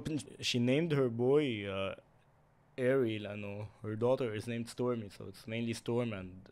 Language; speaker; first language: English; non-native, local second language; Arabic